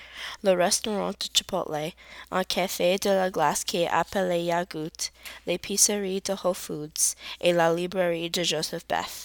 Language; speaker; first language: French; non-native, learner; English